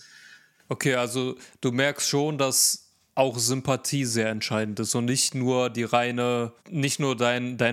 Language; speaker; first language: German; native; German